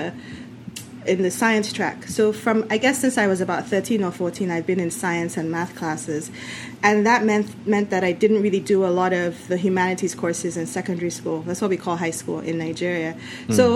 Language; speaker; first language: English; non-native, local second language; Yoruba